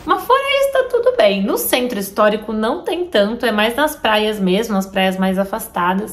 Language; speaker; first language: Portuguese; native; Portuguese